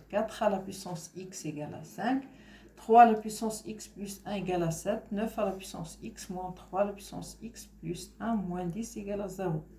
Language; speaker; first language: French; non-native, local second language; Arabic